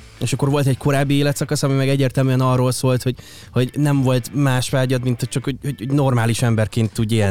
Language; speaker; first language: Hungarian; native; Hungarian